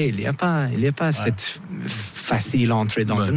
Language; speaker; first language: French; non-native, fluent; English